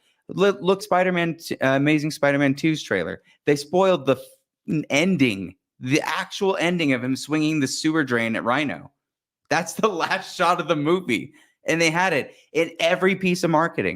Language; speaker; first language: English; native; English